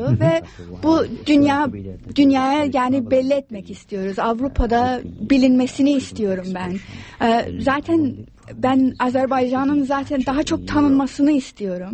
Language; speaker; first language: Turkish; non-native, fluent; English